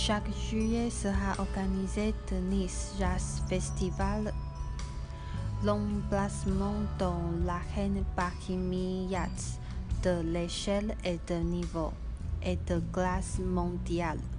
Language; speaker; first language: French; non-native, learner; Chinese